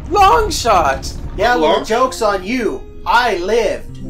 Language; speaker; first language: English; native; English